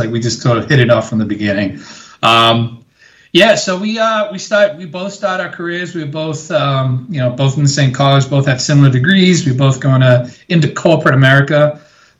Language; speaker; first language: English; native; English